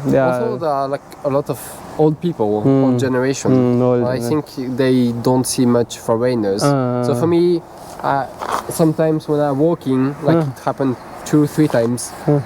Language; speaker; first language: English; non-native, fluent; French